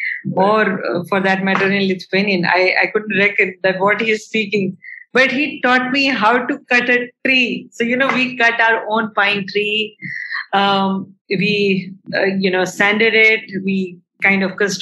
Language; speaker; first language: English; non-native, local second language; Hindi